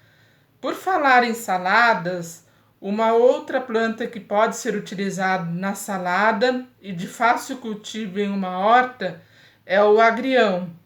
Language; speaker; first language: Portuguese; native; Portuguese